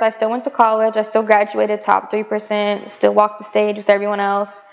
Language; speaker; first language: English; native; English